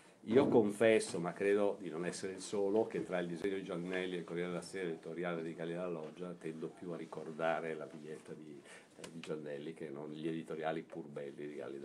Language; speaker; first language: Italian; native; Italian